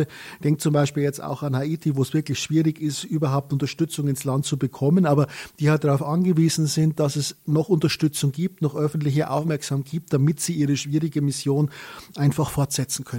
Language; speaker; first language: German; native; German